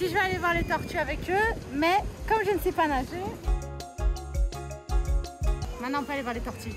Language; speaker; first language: French; native; French